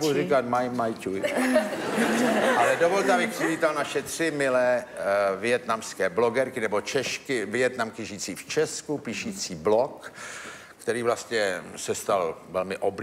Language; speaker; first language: Czech; native; Czech